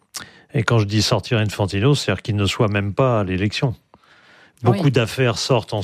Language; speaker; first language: French; native; French